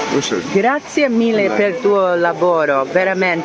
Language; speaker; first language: Italian; non-native, learner; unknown